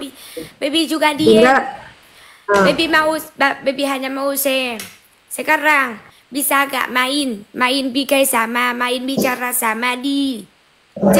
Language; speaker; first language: Indonesian; non-native, learner; Vietnamese